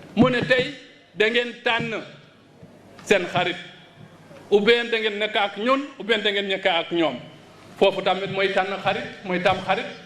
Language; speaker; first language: Wolof; non-native, local second language; Fula